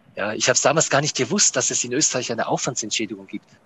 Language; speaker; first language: German; non-native, fluent; Japanese